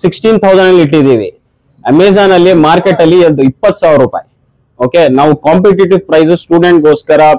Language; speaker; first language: Kannada; non-native, local second language; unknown